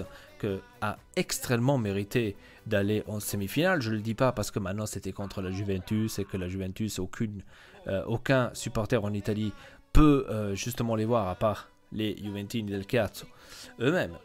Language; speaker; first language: French; native; French